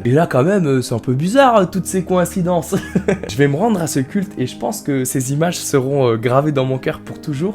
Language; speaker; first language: French; native; French